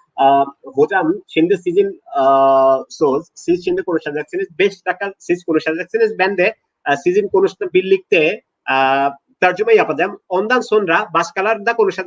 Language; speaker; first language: Turkish; non-native, learner; Bangla